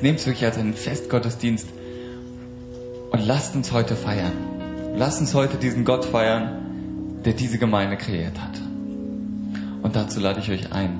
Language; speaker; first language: German; native; German